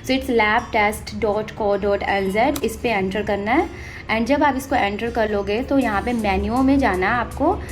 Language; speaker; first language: Hindi; non-native, local second language; Punjabi